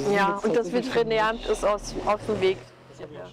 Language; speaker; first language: German; native; German